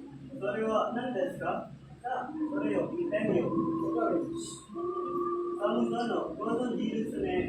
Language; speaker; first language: Japanese; non-native, learner; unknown